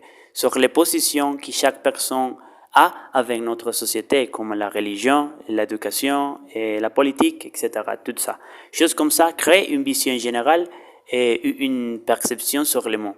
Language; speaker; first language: French; non-native, learner; Spanish